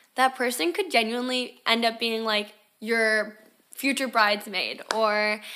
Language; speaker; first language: English; native; English